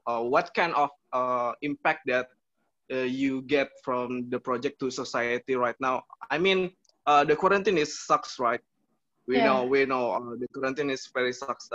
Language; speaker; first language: English; non-native, learner; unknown